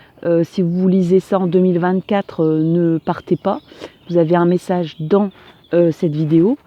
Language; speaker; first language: French; native; French